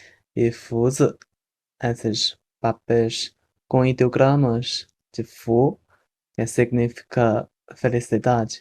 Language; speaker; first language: Portuguese; non-native, fluent; Chinese